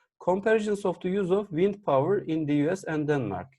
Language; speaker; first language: English; non-native, fluent; Turkish